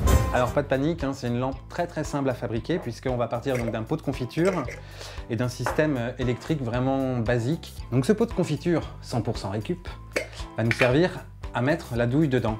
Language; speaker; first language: French; native; French